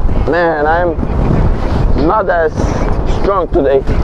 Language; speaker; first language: English; non-native, fluent; Portuguese